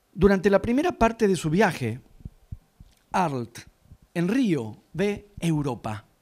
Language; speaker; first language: Spanish; native; Spanish